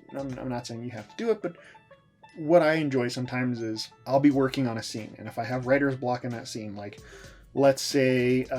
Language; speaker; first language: English; native; English